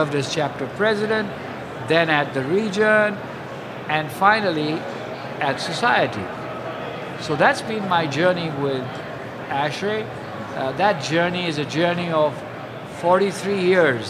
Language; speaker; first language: English; non-native, local second language; Punjabi